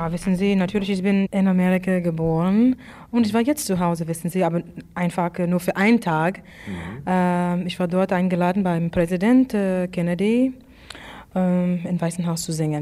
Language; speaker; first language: German; non-native, fluent; English